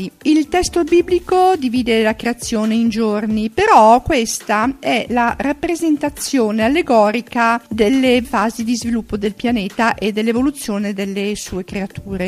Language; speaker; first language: Italian; native; Italian